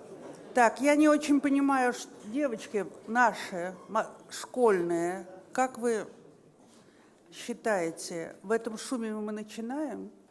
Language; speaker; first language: Russian; native; Russian